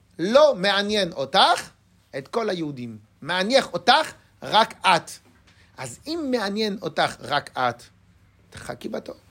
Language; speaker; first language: Hebrew; non-native, fluent; French